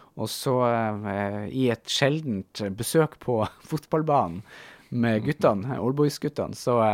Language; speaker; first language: Norwegian; native; Norwegian